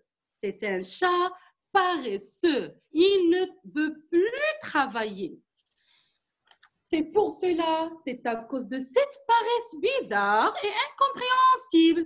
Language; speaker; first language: French; non-native, local second language; Arabic